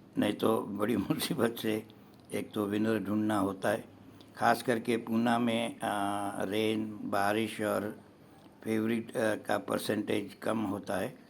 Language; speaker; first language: Hindi; non-native, local second language; Gujarati